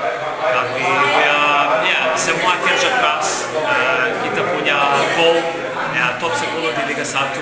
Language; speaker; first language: Indonesian; non-native, learner; Bosnian